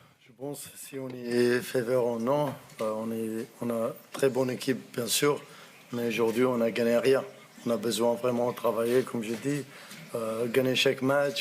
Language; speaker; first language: French; non-native, learner; Arabic